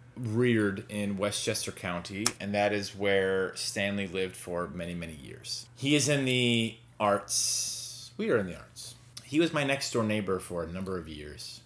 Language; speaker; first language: English; native; English